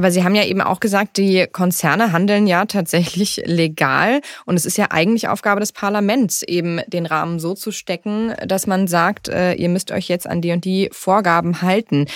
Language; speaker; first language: German; native; German